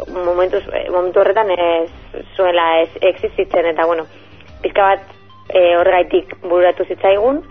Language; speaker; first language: Basque; non-native, local second language; Spanish